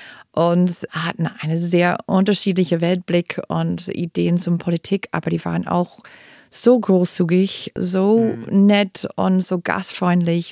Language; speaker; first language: German; non-native, fluent; English